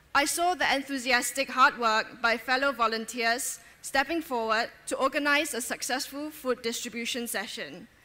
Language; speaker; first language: English; native; English